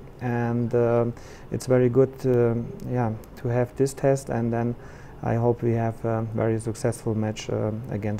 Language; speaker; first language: English; non-native, fluent; German